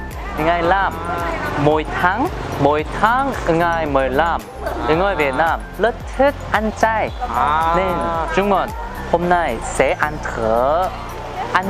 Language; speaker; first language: Vietnamese; non-native, learner; Korean